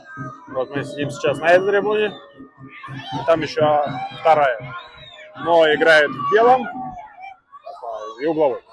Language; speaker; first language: Russian; native; Russian